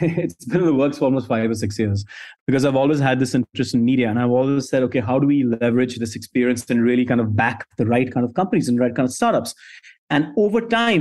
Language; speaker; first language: English; non-native, local second language; Hindi